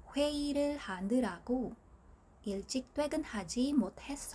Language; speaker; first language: Korean; non-native, fluent; Filipino